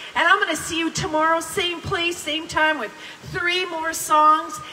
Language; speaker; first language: English; native; English